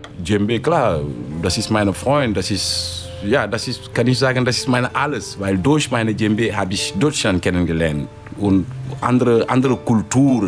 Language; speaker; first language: German; non-native, local second language; Wolof